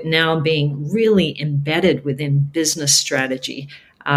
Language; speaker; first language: English; native; English